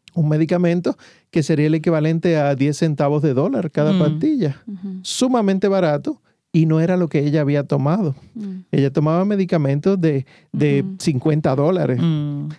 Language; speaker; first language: Spanish; native; Spanish